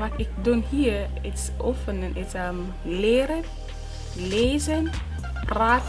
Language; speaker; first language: Dutch; non-native, learner; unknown